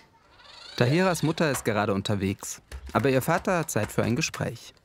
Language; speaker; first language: German; native; German